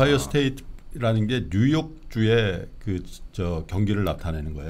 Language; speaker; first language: Korean; native; Korean